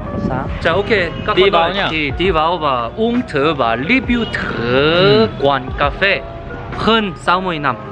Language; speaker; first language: Vietnamese; non-native, fluent; Korean